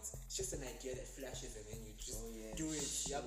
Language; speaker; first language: English; non-native, local second language; Zulu